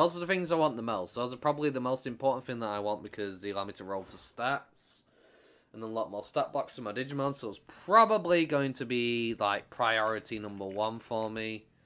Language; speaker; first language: English; native; English